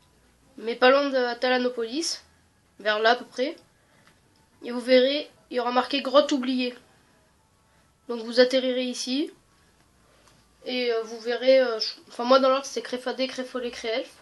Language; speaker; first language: French; native; French